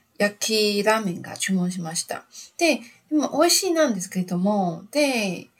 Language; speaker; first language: Japanese; non-native, learner; Chinese